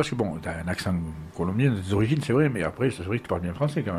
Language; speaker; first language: French; native; French